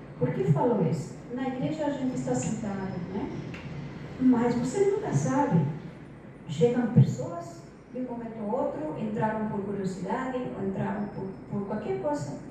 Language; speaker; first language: Portuguese; non-native, fluent; Spanish